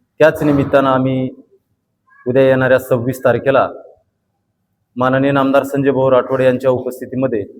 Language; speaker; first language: Marathi; non-native, local second language; Lambadi